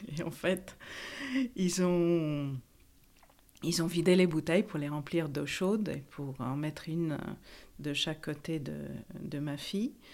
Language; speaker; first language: French; non-native, fluent; Italian